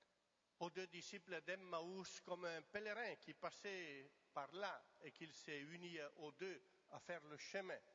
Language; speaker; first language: French; non-native, fluent; Italian